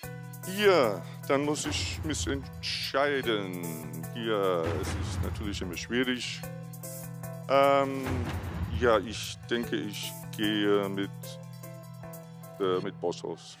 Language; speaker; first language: German; non-native, fluent; English